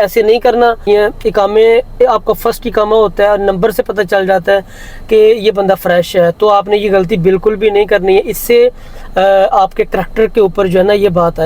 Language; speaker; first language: Hindi; native; Hindi